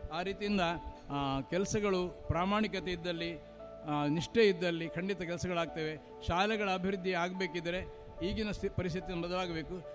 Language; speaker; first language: Kannada; non-native, local second language; Marathi